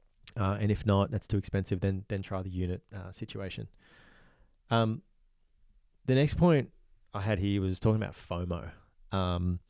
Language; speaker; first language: English; native; English